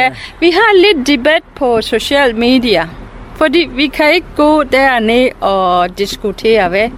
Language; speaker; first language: Danish; non-native, fluent; Burmese